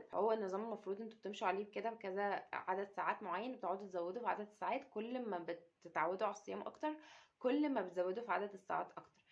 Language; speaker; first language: Arabic; native; Arabic